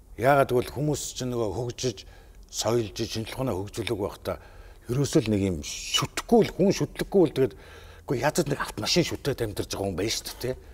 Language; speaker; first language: Mongolian; native; Mongolian